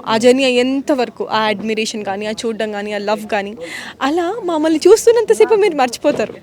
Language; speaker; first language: Telugu; native; Telugu